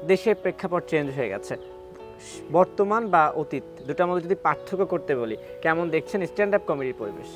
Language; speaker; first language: Bangla; native; Bangla